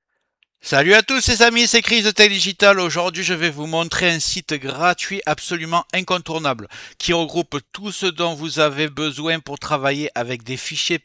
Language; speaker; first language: French; native; French